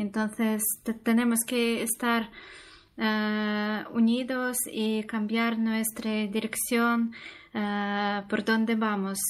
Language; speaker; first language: Spanish; non-native, learner; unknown